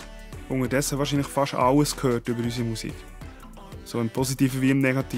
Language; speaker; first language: German; native; German